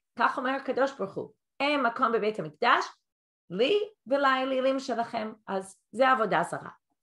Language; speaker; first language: Hebrew; non-native, fluent; English